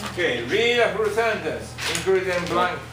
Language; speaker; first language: English; non-native, learner; Japanese